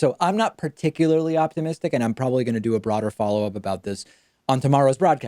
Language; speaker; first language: English; native; English